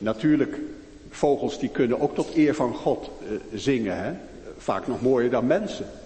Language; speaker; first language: Dutch; native; Dutch